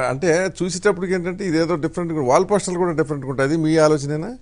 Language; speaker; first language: Telugu; native; Telugu